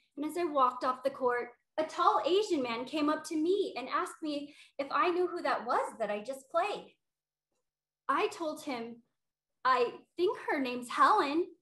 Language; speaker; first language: English; native; English